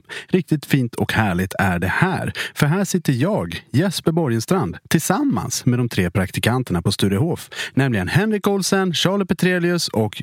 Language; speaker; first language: Swedish; native; Swedish